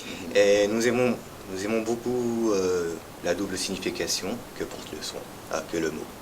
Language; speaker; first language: French; early bilingual, heritage; French